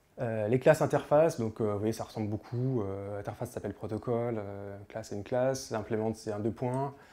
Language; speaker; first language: French; native; French